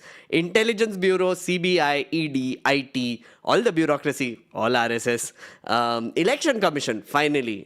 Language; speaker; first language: English; non-native, local second language; Hindi